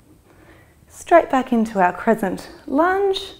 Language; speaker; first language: English; native; English